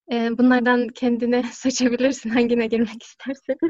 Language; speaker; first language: Turkish; early bilingual, other home language; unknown